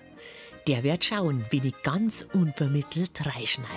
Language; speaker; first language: German; native; German